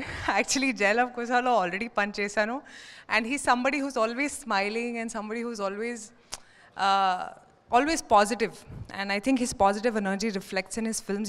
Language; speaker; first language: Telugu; non-native, learner; Hindi